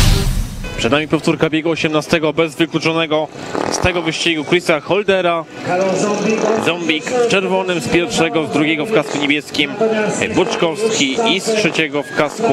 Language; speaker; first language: Polish; native; Polish